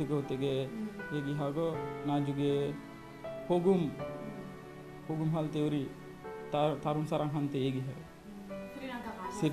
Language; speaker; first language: Korean; non-native, learner; Sinhala